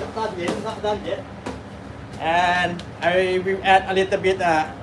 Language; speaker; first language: English; non-native, learner; Thai